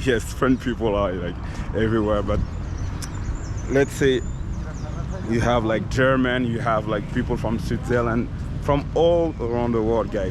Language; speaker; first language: English; non-native, fluent; French